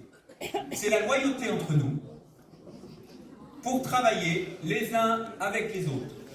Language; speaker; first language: French; native; French